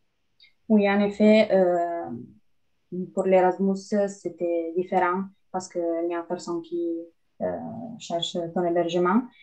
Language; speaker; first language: French; non-native, fluent; Italian